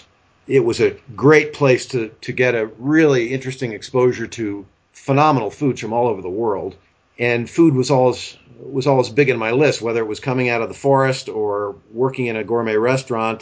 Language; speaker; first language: English; native; English